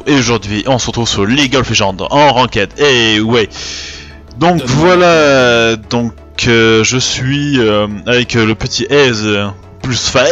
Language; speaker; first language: French; native; French